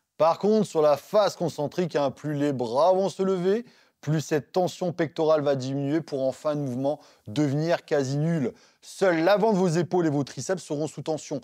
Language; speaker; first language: French; native; French